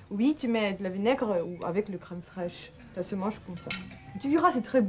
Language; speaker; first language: French; non-native, fluent; Russian